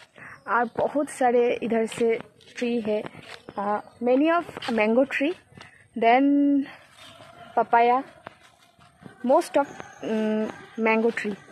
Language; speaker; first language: Hindi; non-native, local second language; Bangla